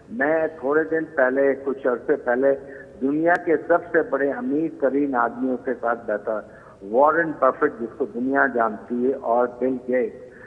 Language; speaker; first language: Urdu; native; Urdu